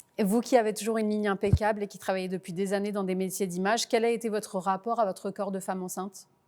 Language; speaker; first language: French; native; French